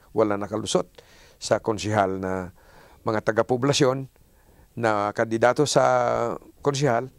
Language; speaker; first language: Filipino; native; Filipino